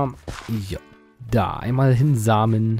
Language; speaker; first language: German; native; German